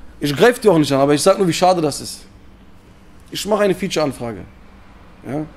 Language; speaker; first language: German; early bilingual, other home language; Turkish